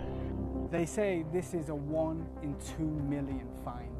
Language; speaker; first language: English; native; English